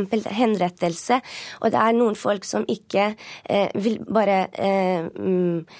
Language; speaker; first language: Norwegian; non-native, fluent; Persian